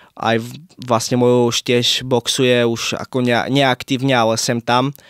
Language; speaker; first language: Slovak; native; Slovak